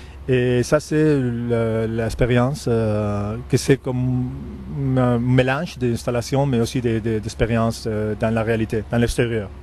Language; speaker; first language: French; non-native, fluent; Spanish